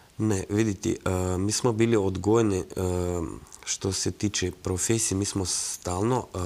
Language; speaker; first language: Croatian; non-native, fluent; Russian